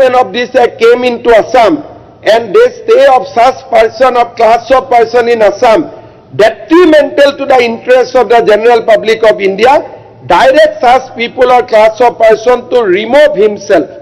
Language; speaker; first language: English; non-native, local second language; Assamese